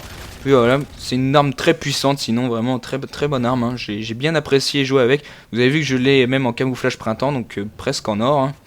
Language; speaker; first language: French; native; French